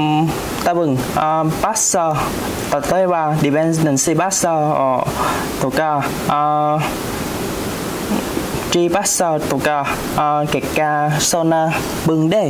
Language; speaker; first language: Japanese; non-native, learner; Vietnamese